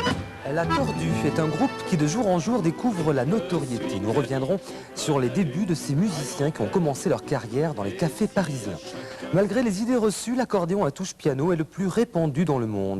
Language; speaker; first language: French; native; French